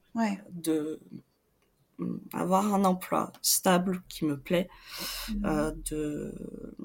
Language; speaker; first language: French; non-native, fluent; Portuguese